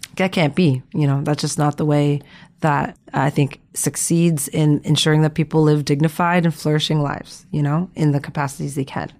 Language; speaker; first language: English; early bilingual, other home language; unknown